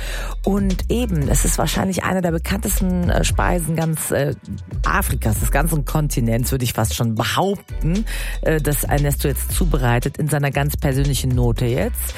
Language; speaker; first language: German; native; German